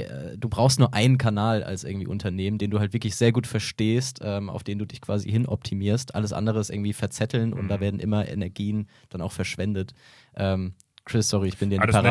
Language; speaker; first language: German; native; German